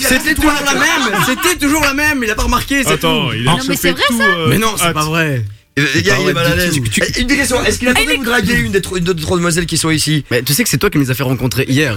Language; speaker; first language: French; native; French